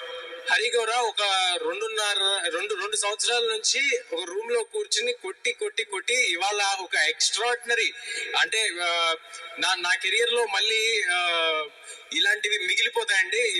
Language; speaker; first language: Telugu; native; Telugu